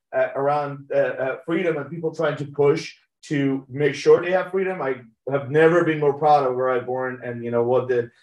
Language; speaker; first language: English; early bilingual, other home language; Persian